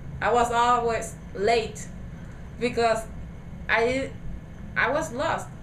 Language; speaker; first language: English; non-native, learner; Spanish